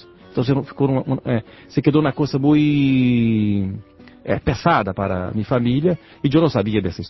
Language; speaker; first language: Spanish; non-native, learner; Portuguese